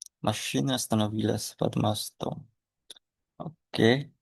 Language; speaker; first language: Russian; non-native, learner; Indonesian